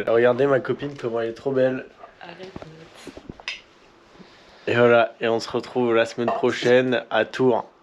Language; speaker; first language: French; native; French